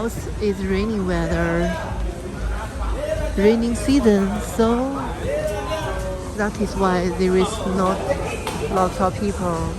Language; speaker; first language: English; non-native, learner; Chinese